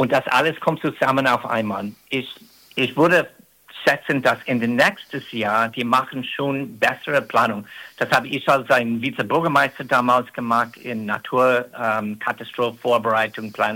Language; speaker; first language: German; non-native, fluent; English